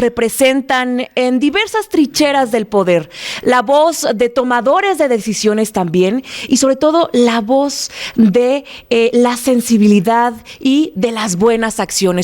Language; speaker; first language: Spanish; native; Spanish